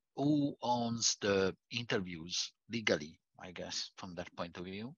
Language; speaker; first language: English; non-native, fluent; Italian